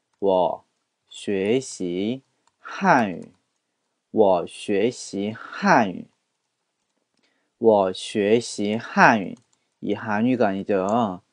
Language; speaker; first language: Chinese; non-native, fluent; Korean